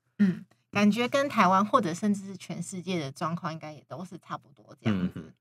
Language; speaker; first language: Chinese; native; Chinese